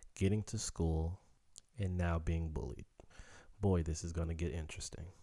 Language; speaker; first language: English; early bilingual, other home language; Haitian Creole